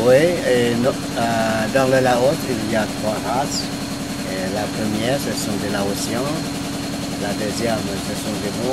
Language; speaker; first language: French; non-native, fluent; Lao